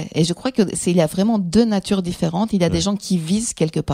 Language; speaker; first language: French; non-native, fluent; Greek